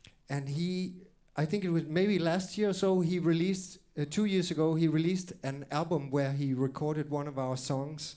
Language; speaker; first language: English; non-native, fluent; Danish